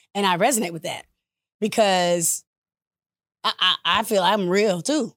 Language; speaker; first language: English; early bilingual, other home language; Upper Guinea Crioulo